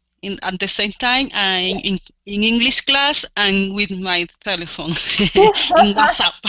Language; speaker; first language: English; non-native, learner; Spanish